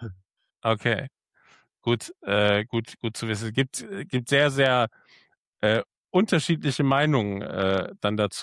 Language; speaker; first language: German; native; German